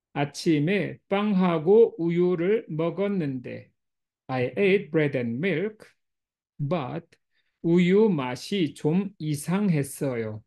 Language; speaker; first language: Korean; non-native, fluent; English